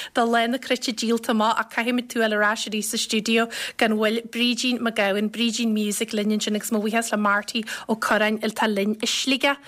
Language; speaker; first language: Irish; native; Irish